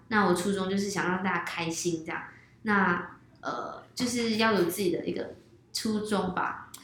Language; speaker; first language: Chinese; native; Chinese